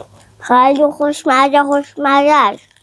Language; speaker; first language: Persian; non-native, learner; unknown